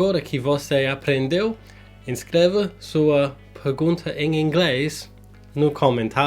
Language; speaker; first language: Portuguese; non-native, fluent; English